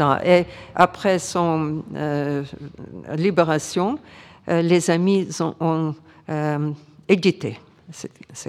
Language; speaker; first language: French; non-native, fluent; Ukrainian